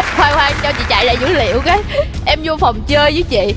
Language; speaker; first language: Vietnamese; native; Vietnamese